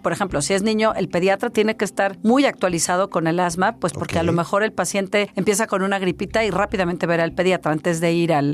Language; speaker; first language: Spanish; native; Spanish